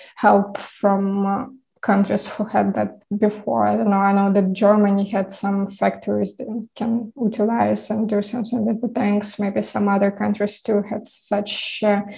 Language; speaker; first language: English; non-native, fluent; Ukrainian